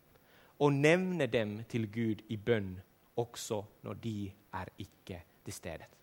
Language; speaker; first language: Swedish; non-native, learner; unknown